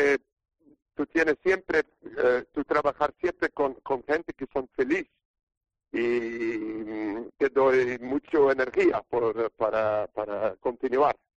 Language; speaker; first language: Spanish; non-native, learner; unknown